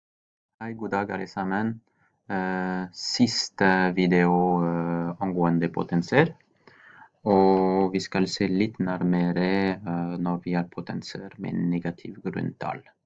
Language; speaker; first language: Norwegian; non-native, fluent; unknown